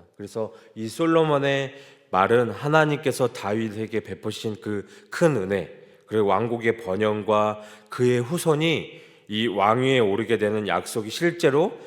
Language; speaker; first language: Korean; native; Korean